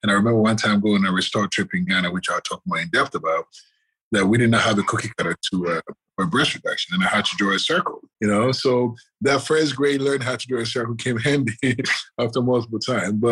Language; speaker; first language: English; non-native, local second language; Akan